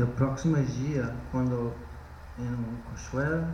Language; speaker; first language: Portuguese; non-native, learner; English